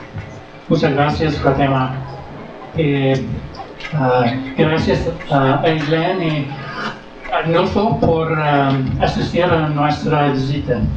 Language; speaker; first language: Spanish; non-native, learner; English